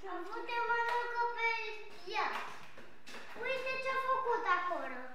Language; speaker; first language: Romanian; non-native, learner; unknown